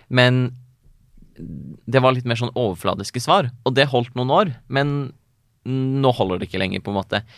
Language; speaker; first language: Norwegian; native; Norwegian